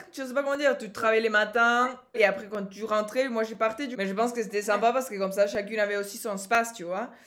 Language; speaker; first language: French; native; French